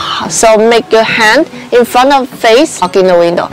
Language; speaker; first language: English; non-native, fluent; Chinese